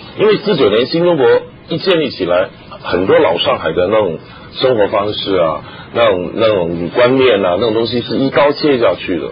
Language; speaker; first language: Chinese; non-native, local second language; Cantonese